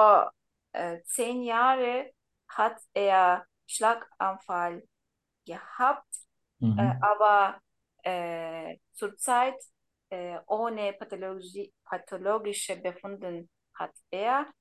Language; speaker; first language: German; non-native, learner; Turkish